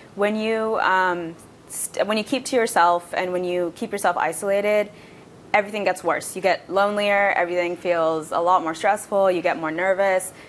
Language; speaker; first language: English; non-native, local second language; Bangla